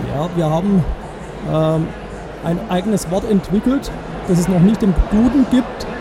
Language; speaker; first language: German; native; German